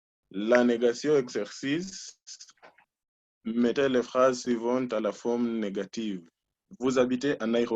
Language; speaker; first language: French; non-native, fluent; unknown